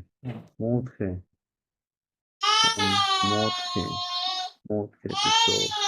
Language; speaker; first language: French; non-native, learner; Bangla